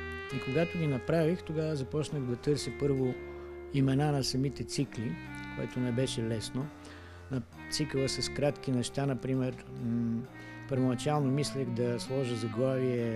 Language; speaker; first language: Bulgarian; native; Bulgarian